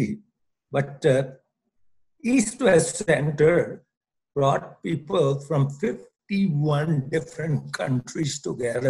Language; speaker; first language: English; non-native, local second language; Punjabi